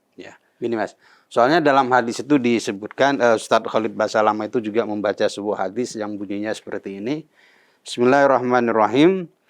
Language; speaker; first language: Indonesian; native; Indonesian